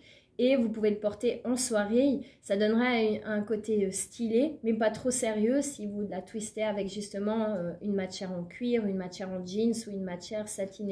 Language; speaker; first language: French; native; French